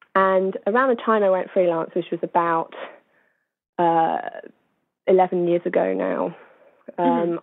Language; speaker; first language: English; native; English